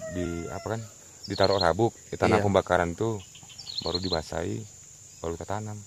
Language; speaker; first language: Indonesian; native; Indonesian